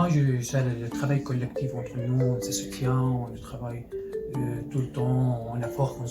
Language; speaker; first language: French; non-native, learner; Arabic